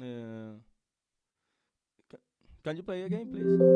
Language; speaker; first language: English; non-native, learner; Spanish